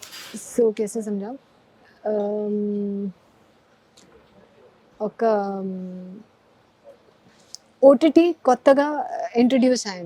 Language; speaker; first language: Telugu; non-native, learner; Hindi